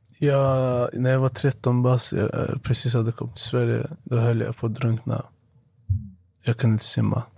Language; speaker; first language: Swedish; non-native, fluent; Arabic